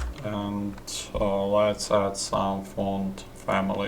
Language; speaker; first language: English; non-native, fluent; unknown